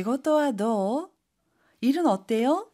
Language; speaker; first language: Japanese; non-native, fluent; Korean